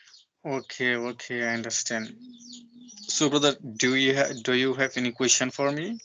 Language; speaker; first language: English; non-native, learner; Bangla